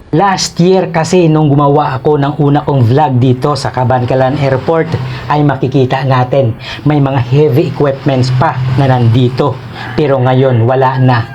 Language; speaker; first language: Filipino; non-native, local second language; Hiligaynon